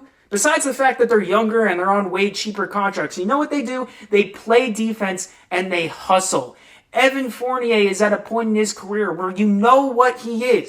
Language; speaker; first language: English; native; English